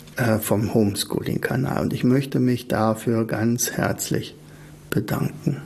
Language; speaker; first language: German; native; German